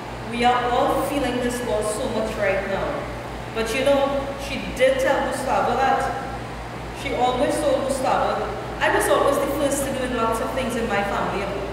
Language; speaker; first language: English; native; English